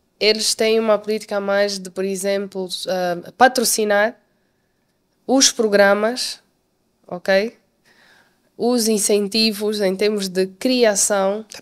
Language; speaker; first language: Portuguese; native; Portuguese